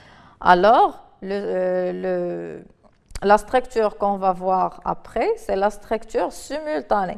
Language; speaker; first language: French; non-native, local second language; Arabic